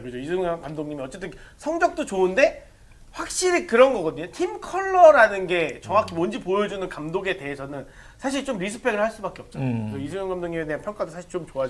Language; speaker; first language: Korean; native; Korean